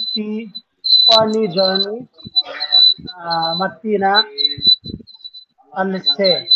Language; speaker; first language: Italian; non-native, learner; Bangla